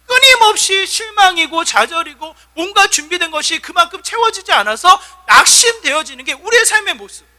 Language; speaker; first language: Korean; native; Korean